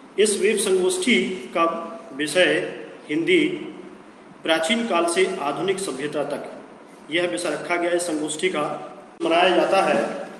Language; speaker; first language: Hindi; native; Hindi